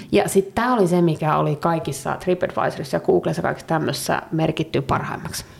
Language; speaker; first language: Finnish; early bilingual, heritage; Finnish